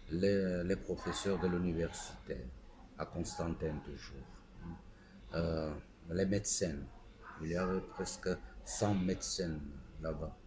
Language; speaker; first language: French; non-native, fluent; Armenian